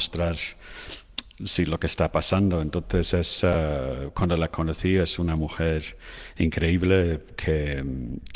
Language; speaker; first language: Spanish; non-native, fluent; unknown